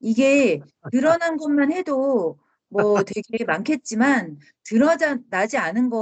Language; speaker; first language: Korean; native; Korean